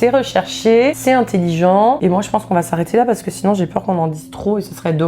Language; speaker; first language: French; native; French